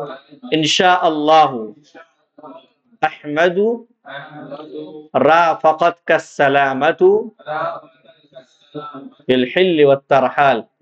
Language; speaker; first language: Arabic; non-native, fluent; Urdu